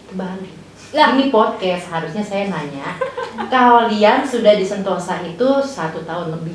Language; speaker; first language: Indonesian; native; Indonesian